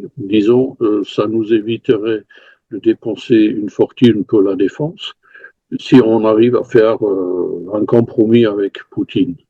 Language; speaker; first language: French; non-native, fluent; German